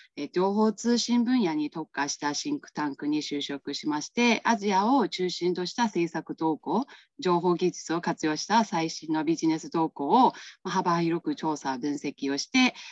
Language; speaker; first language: Japanese; non-native, fluent; Burmese